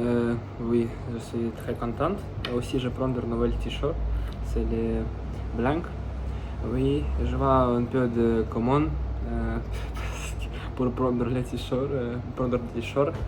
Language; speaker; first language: French; non-native, learner; Russian